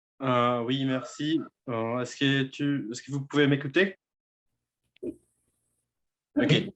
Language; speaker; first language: French; non-native, fluent; Spanish